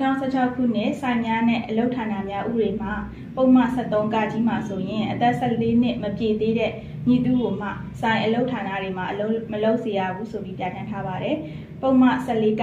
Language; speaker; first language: Burmese; native; Burmese